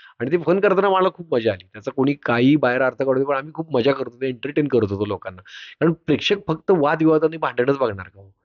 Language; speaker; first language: Marathi; native; Marathi